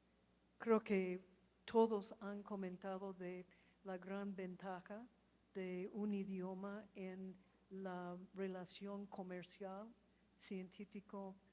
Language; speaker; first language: Spanish; non-native, fluent; English